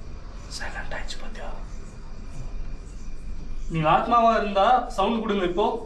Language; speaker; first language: Tamil; native; Tamil